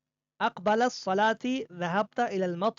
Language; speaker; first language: Arabic; non-native, fluent; Persian